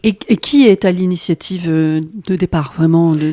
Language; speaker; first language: French; native; French